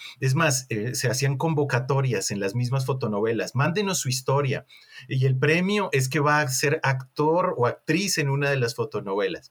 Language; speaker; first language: Spanish; native; Spanish